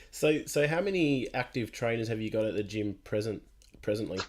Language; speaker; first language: English; native; English